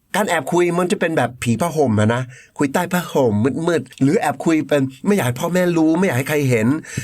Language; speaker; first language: Thai; native; Thai